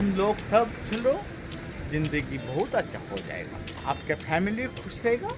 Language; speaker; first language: Hindi; non-native, local second language; Malayalam